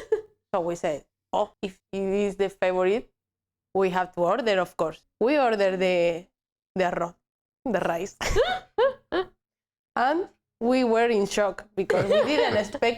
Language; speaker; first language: English; non-native, learner; Spanish